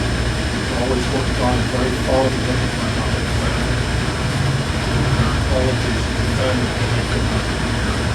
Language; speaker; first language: English; native; English